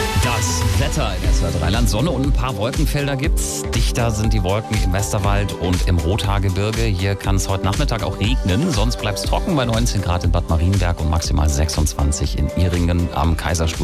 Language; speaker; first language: German; native; German